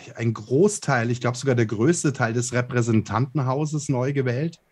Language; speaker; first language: German; native; German